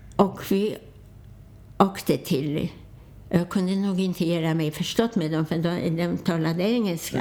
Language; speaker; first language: Swedish; non-native, fluent; Polish